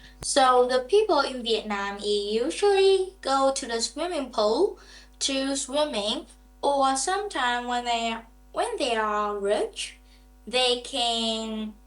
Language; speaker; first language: English; non-native, learner; Vietnamese